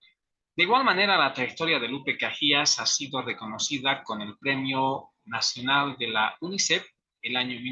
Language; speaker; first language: Spanish; native; Spanish